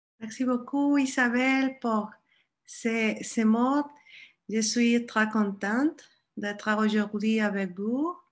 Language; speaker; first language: French; non-native, learner; Spanish